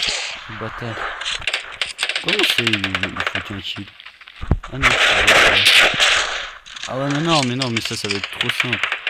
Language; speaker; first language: French; native; French